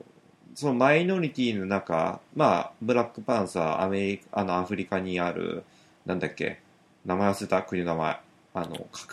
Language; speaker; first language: Japanese; native; Japanese